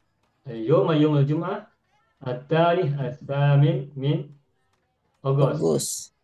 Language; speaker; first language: Arabic; non-native, fluent; Indonesian